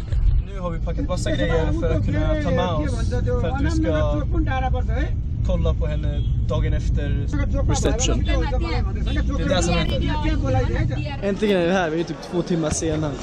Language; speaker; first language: Swedish; early bilingual, other home language; Nepali